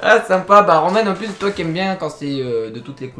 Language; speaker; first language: French; native; French